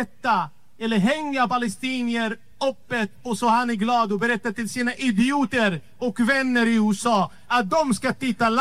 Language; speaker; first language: Swedish; non-native, fluent; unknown